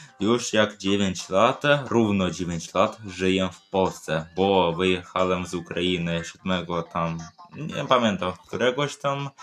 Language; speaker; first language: Polish; early bilingual, other home language; Ukrainian